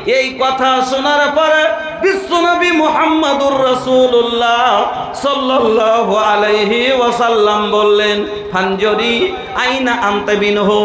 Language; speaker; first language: Bangla; non-native, local second language; Bhojpuri